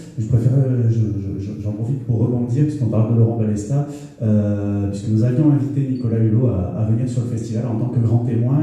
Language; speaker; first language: French; native; French